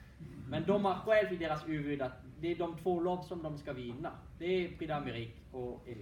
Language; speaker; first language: Swedish; non-native, fluent; French